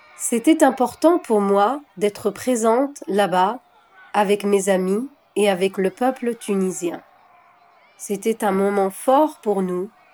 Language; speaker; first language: French; non-native, local second language; Arabic